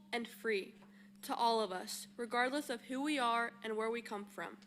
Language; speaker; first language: English; early bilingual, other home language; Spanish